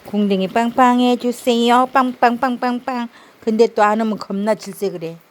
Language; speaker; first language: Korean; native; Korean